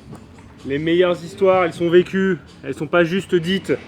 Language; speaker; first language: French; native; French